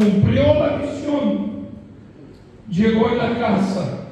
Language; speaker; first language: Spanish; non-native, fluent; Portuguese